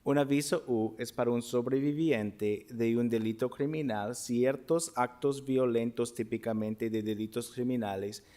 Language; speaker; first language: Spanish; non-native, fluent; English